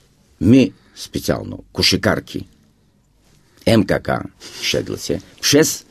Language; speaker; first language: Polish; non-native, fluent; Bulgarian